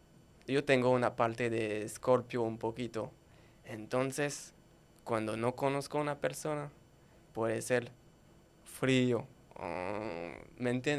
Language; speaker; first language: Spanish; non-native, learner; French